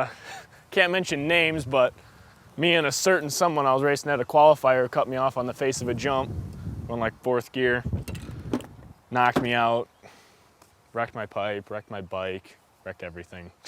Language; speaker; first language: English; native; English